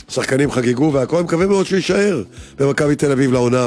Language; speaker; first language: Hebrew; native; Hebrew